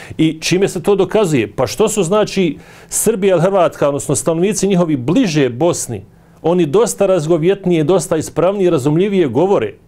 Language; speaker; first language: Bosnian; native; Bosnian